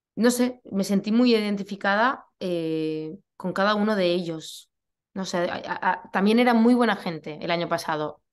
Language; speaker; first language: Spanish; native; Spanish